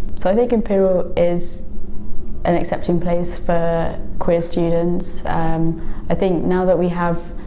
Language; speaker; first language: English; native; English